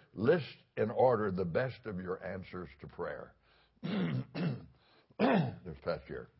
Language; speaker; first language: English; native; English